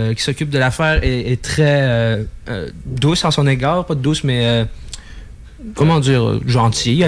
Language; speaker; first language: French; native; French